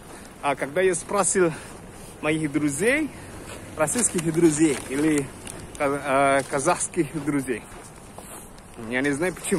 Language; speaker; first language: Russian; non-native, learner; Indonesian